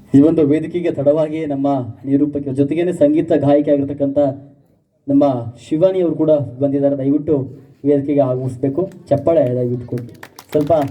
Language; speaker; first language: Kannada; native; Kannada